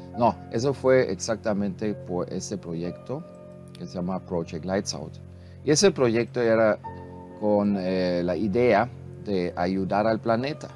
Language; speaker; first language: Spanish; non-native, fluent; German